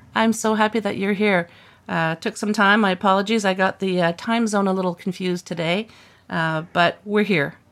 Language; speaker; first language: English; native; English